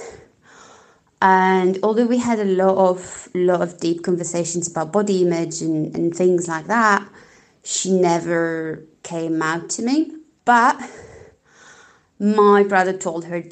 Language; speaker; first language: English; non-native, fluent; Polish